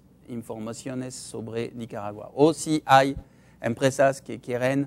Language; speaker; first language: Spanish; non-native, fluent; French